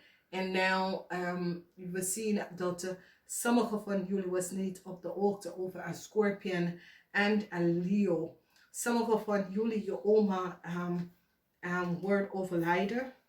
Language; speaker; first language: Dutch; non-native, learner; English